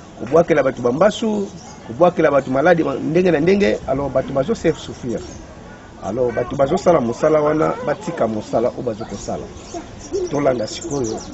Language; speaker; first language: Lingala; non-native, local second language; Kongo